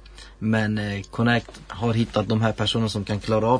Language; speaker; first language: Swedish; non-native, learner; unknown